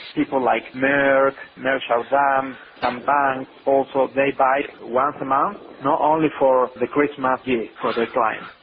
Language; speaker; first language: English; non-native, fluent; Spanish